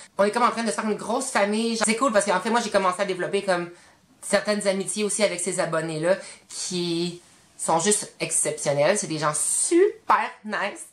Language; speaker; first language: French; native; French